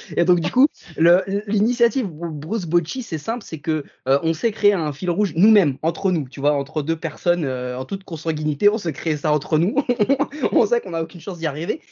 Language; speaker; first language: French; native; French